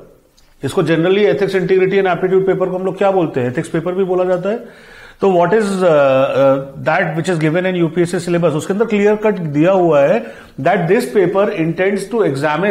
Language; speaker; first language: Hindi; native; Hindi